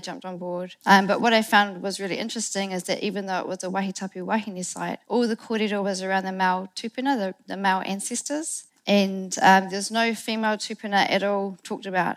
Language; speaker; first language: English; native; English